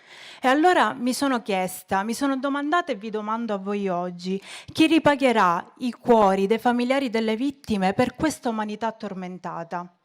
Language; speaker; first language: Italian; native; Italian